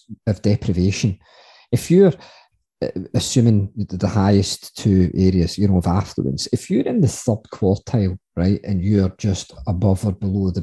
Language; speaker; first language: English; native; English